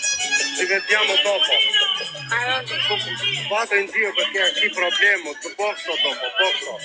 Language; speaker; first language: Italian; non-native, learner; Albanian